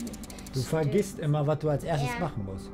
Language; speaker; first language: German; native; German